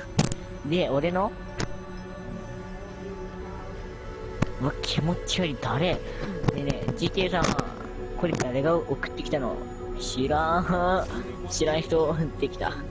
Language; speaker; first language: Japanese; native; Japanese